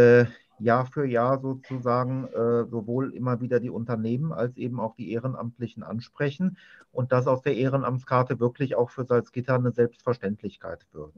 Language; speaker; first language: German; native; German